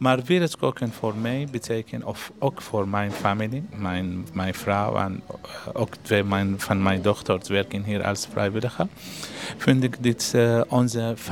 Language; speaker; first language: Dutch; non-native, learner; Arabic